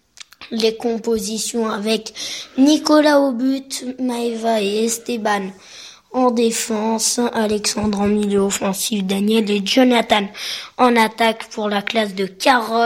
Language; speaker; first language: French; native; French